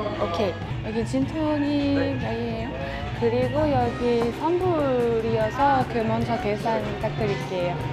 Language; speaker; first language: Korean; non-native, fluent; French